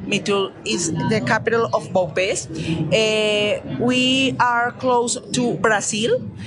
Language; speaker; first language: English; non-native, learner; Spanish